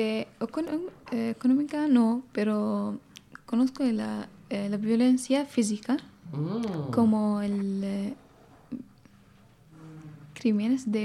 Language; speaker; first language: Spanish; non-native, learner; Arabic